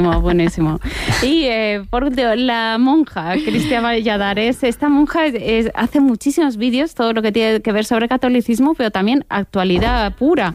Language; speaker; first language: Spanish; native; Spanish